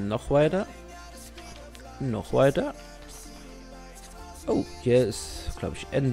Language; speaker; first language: German; native; German